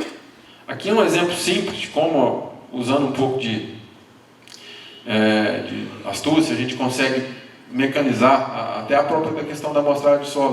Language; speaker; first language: Portuguese; native; Portuguese